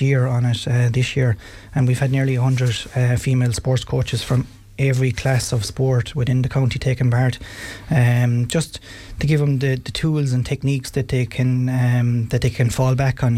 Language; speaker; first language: English; native; English